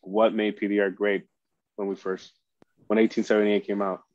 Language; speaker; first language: English; early bilingual, other home language; Spanish